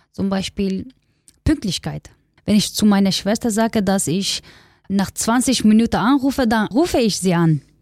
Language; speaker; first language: German; non-native, learner; Kurdish